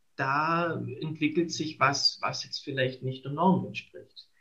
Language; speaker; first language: German; native; German